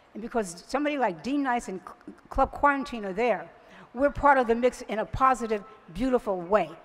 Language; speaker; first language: English; native; English